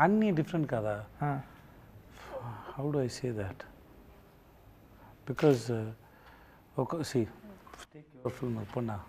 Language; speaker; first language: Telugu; non-native, learner; Tamil